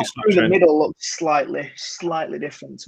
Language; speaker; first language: English; native; English